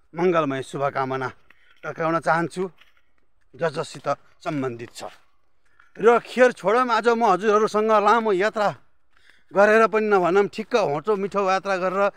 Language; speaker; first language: Nepali; native; Nepali